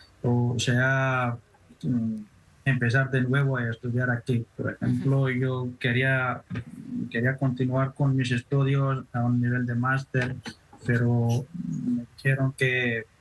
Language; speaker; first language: Spanish; non-native, fluent; Persian